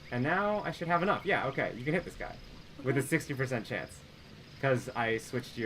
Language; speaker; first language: English; native; English